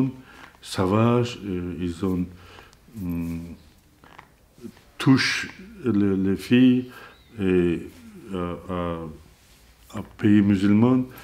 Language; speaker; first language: French; non-native, learner; Azerbaijani